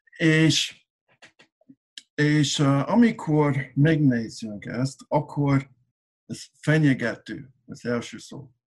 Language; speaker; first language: Hungarian; non-native, learner; English